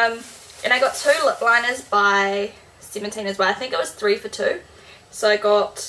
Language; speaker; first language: English; native; English